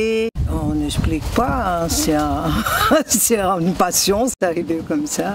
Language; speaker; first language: French; non-native, fluent; Portuguese